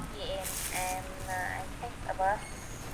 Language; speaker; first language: English; non-native, learner; Vietnamese